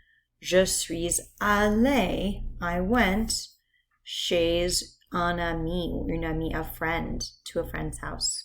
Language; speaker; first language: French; non-native, fluent; English